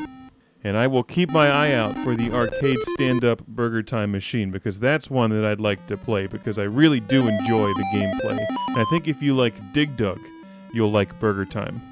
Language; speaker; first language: English; native; English